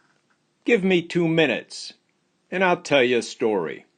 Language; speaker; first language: English; native; English